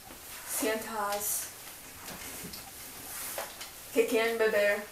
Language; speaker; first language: Spanish; non-native, learner; English